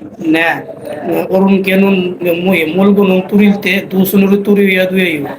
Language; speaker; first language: Korean; non-native, learner; Bangla